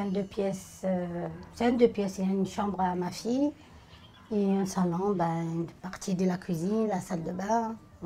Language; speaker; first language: French; non-native, fluent; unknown